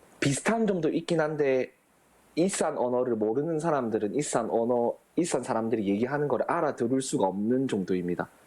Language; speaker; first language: Korean; native; Korean